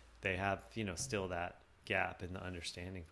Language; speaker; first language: English; native; English